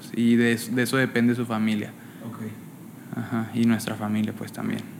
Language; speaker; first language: Spanish; native; Spanish